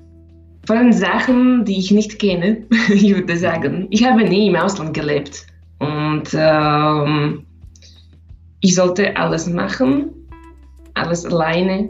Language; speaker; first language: German; non-native, learner; Slovak